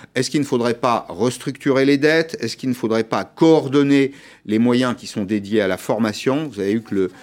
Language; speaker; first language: French; native; French